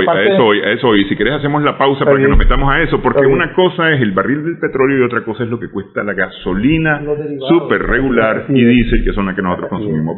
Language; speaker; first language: Spanish; native; Spanish